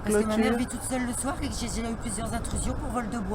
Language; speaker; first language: French; native; French